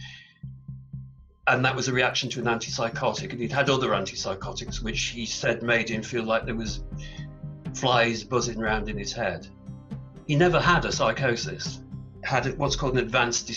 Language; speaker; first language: English; native; English